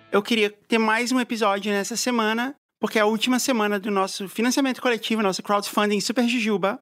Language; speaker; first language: Portuguese; native; Portuguese